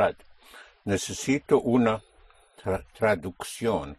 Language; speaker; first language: Spanish; non-native, fluent; English